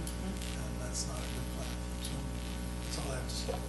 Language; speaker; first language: English; native; English